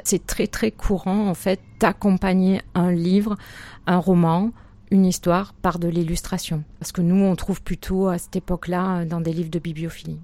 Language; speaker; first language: French; native; French